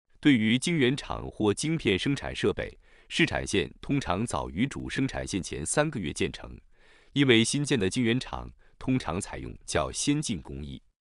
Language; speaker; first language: Chinese; native; Chinese